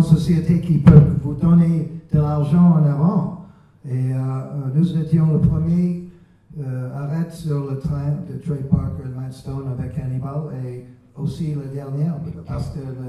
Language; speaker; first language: French; non-native, learner; English